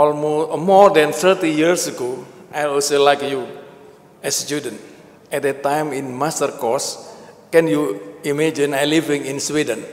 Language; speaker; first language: English; non-native, learner; Indonesian